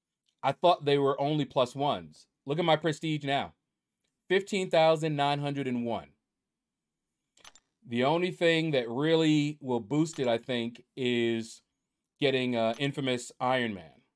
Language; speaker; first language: English; native; English